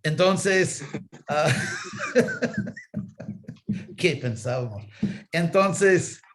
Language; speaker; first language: Spanish; non-native, fluent; English